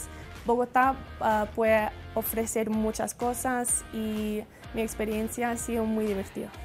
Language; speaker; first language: Spanish; non-native, fluent; English